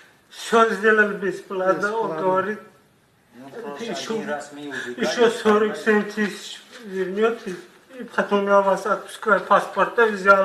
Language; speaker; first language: Russian; non-native, learner; Tajik